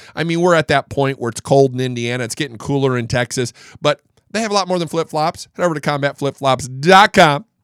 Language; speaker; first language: English; native; English